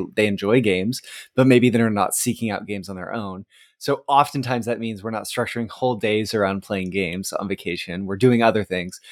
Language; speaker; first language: English; native; English